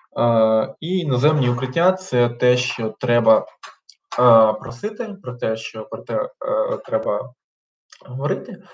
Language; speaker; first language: Ukrainian; non-native, local second language; Russian